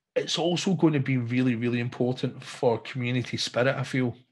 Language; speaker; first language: English; native; English